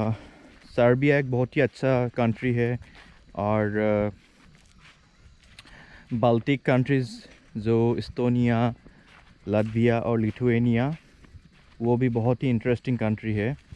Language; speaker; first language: Hindi; non-native, local second language; Assamese